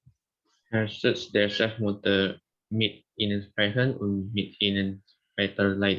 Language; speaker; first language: German; non-native, learner; Indonesian